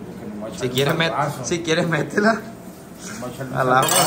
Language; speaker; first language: Spanish; native; Spanish